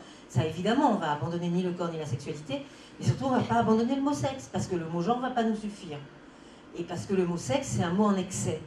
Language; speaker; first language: French; native; French